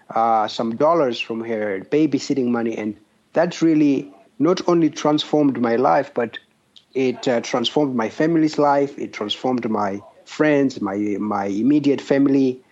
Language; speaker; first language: English; non-native, local second language; Shona